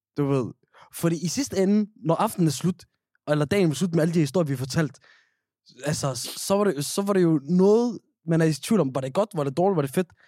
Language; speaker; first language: Danish; early bilingual, other home language; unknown